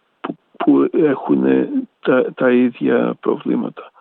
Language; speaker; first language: Greek; early bilingual, heritage; Greek